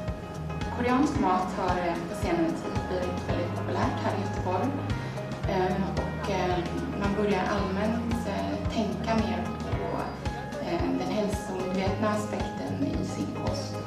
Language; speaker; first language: Swedish; early bilingual, other home language; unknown